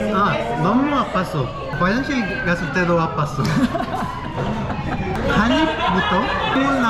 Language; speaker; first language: Korean; non-native, learner; Spanish